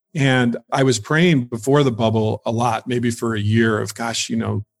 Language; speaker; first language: English; native; English